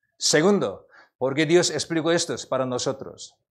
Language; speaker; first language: Spanish; non-native, learner; Korean